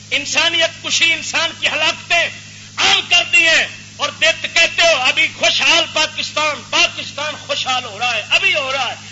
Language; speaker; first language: Urdu; non-native, local second language; Punjabi